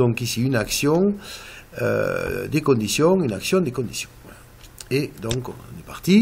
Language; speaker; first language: French; native; French